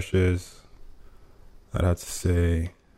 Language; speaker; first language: English; non-native, local second language; Igbo